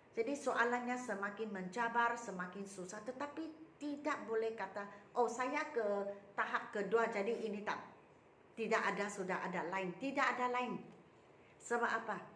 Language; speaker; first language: Malay; non-native, local second language; Chinese